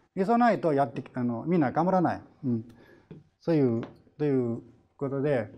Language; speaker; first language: Japanese; non-native, fluent; Chinese